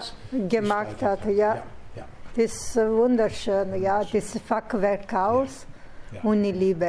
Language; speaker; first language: German; non-native, learner; Italian